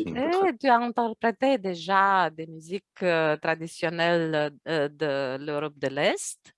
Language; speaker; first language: French; non-native, fluent; Romanian